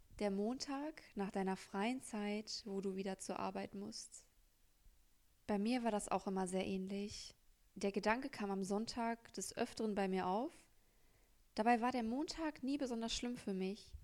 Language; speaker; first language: German; native; German